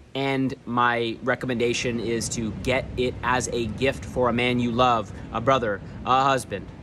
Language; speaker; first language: English; native; English